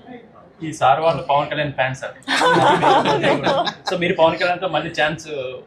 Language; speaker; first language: Telugu; native; Telugu